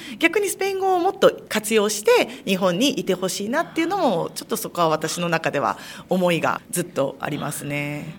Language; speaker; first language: Japanese; native; Japanese